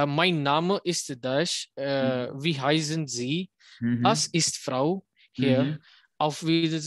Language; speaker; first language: German; non-native, learner; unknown